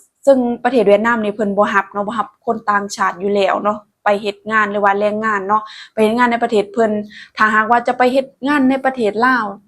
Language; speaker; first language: Thai; non-native, local second language; Northeastern Thai